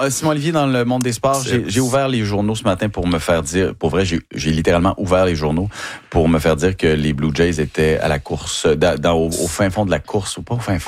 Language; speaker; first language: French; native; French